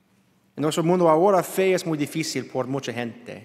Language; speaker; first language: Spanish; non-native, learner; English